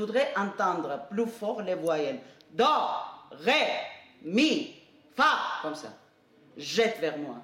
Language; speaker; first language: French; non-native, fluent; Armenian